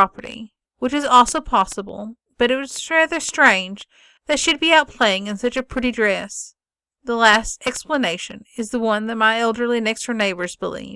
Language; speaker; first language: English; native; English